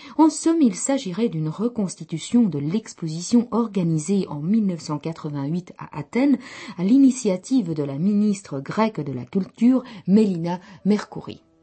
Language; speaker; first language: French; non-native, fluent; Czech